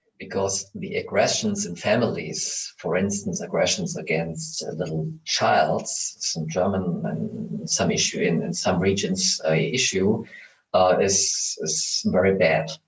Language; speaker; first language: English; non-native, learner; German